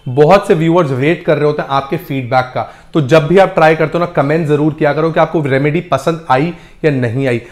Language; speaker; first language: Hindi; native; Hindi